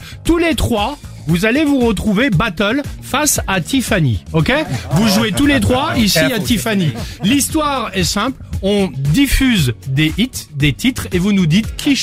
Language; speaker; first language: French; native; French